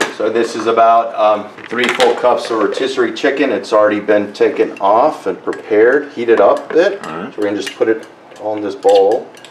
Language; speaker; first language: English; early bilingual, other home language; Spanish